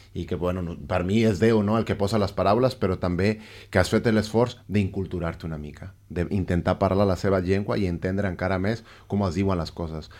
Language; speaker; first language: Catalan; non-native, fluent; Spanish